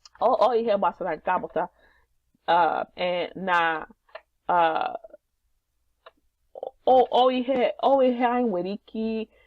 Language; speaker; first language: Igbo; non-native, learner; English